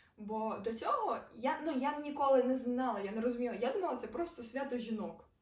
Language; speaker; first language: Ukrainian; non-native, local second language; Russian